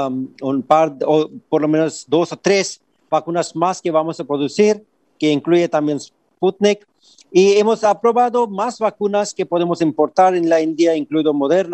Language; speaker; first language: Spanish; non-native, fluent; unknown